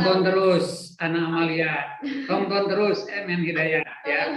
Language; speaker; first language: Indonesian; non-native, local second language; Sundanese